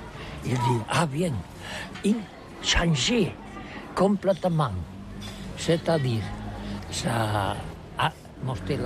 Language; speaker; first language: French; non-native, learner; Catalan